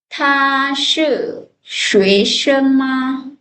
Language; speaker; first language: Chinese; non-native, fluent; Lao